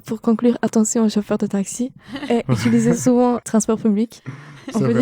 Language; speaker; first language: French; non-native, fluent; Turkish